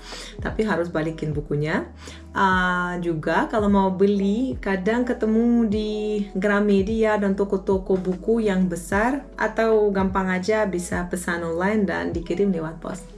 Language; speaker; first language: Indonesian; non-native, fluent; Russian